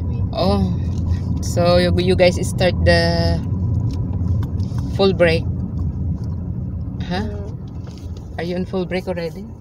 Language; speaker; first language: English; non-native, local second language; Filipino